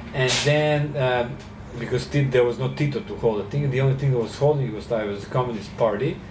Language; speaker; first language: English; non-native, fluent; Serbian